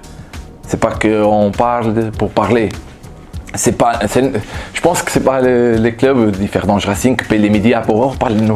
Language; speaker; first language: French; non-native, fluent; Portuguese